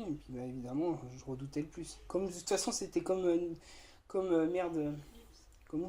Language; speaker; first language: French; native; French